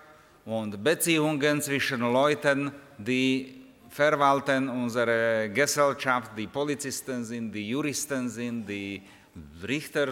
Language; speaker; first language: German; non-native, learner; Slovak